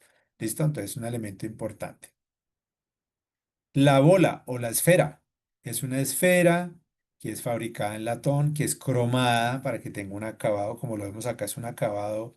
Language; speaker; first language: Spanish; native; Spanish